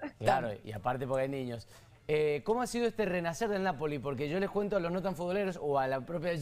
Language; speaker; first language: Spanish; native; Spanish